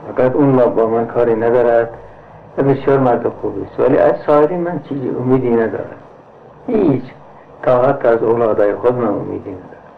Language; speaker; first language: Persian; non-native, local second language; Azerbaijani